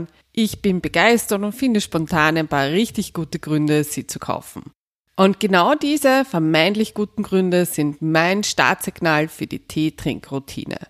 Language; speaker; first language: German; native; German